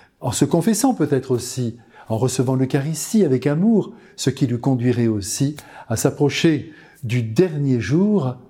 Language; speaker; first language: French; native; French